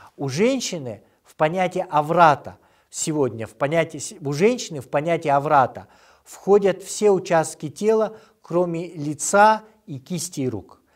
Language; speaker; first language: Russian; non-native, local second language; Kyrgyz